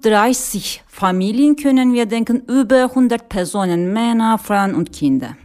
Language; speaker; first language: German; non-native, learner; Turkish